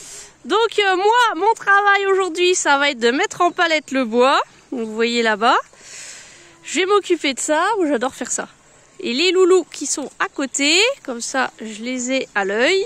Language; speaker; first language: French; native; French